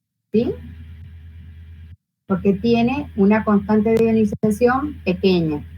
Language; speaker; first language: Spanish; native; Spanish